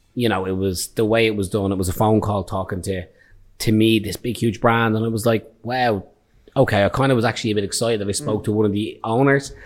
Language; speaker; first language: English; native; English